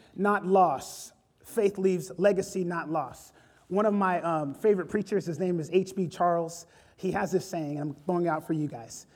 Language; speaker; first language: English; native; English